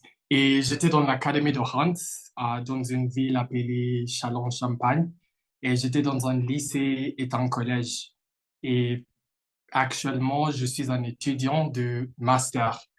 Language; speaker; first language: French; non-native, fluent; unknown